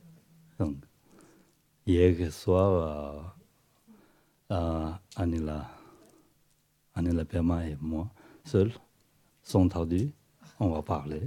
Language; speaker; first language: French; non-native, learner; Tibetan